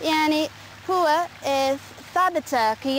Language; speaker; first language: Arabic; non-native, learner; English